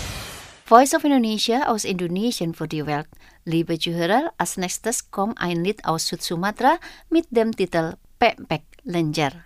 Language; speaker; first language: German; non-native, fluent; Indonesian